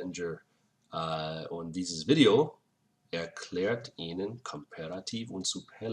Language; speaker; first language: German; non-native, fluent; English